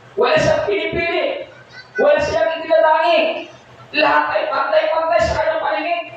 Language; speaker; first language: Filipino; non-native, local second language; Cebuano